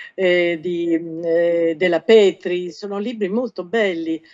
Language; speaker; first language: Italian; native; Italian